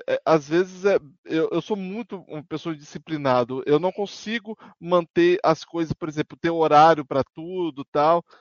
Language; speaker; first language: Portuguese; native; Portuguese